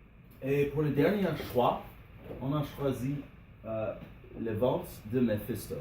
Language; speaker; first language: French; non-native, learner; English